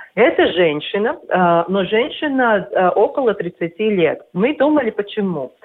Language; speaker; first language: Russian; non-native, local second language; Latvian